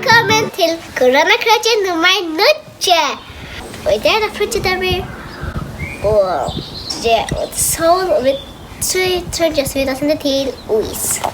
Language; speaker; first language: Norwegian; non-native, learner; Faroese